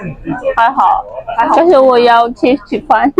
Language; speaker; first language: Chinese; non-native, learner; Filipino